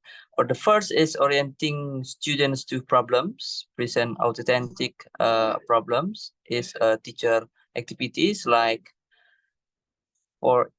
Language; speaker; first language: English; non-native, learner; Indonesian